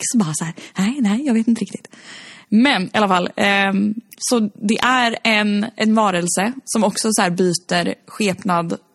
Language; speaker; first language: Swedish; native; Swedish